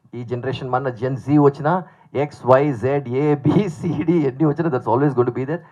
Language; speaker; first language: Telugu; native; Telugu